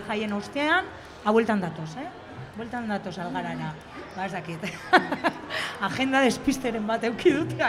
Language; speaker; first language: Basque; native; Basque